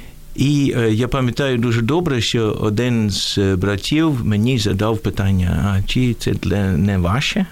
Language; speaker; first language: Ukrainian; non-native, fluent; Dutch